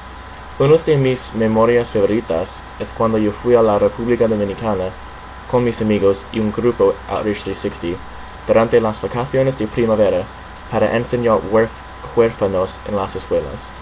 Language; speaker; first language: Spanish; non-native, learner; English